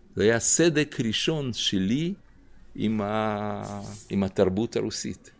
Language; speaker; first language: Hebrew; non-native, fluent; Russian